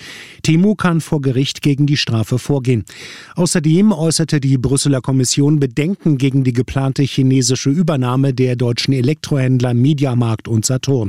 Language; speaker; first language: German; native; German